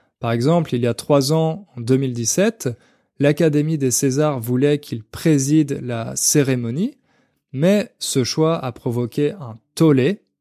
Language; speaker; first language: French; native; French